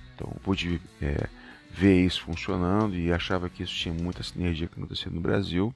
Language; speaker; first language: Portuguese; native; Portuguese